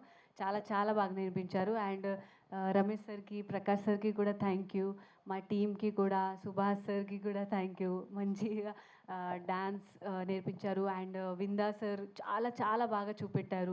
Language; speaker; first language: Telugu; non-native, learner; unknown